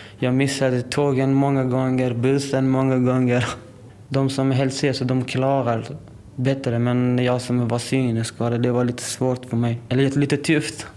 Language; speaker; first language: Swedish; non-native, learner; Persian